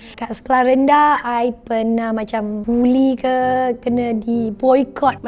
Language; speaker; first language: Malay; non-native, local second language; Chinese